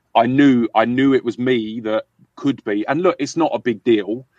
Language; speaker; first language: English; native; English